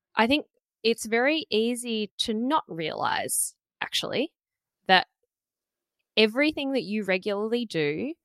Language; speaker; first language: English; native; English